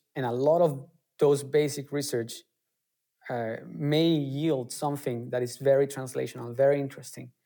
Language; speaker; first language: English; non-native, fluent; Spanish